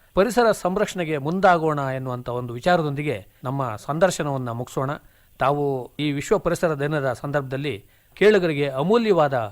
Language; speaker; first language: Kannada; native; Kannada